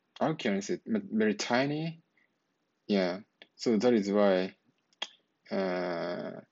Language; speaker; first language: English; non-native, learner; Japanese